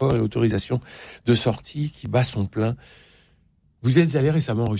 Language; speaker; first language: French; native; French